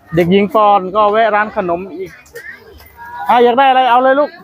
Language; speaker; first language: Thai; native; Thai